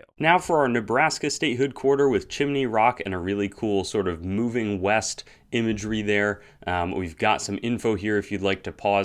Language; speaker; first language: English; native; English